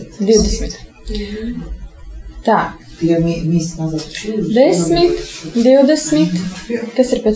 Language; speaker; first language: Latvian; non-native, local second language; Russian